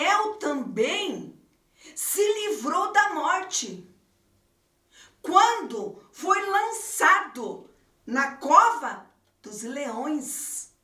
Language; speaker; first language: Portuguese; native; Portuguese